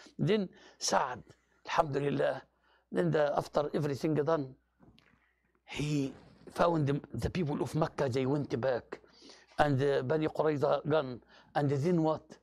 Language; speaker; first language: English; non-native, fluent; Arabic